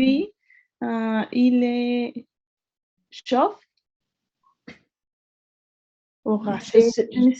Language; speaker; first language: French; non-native, learner; Spanish